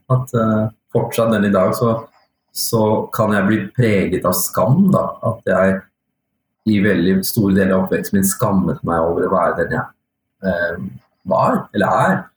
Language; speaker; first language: Norwegian; early bilingual, other home language; Urdu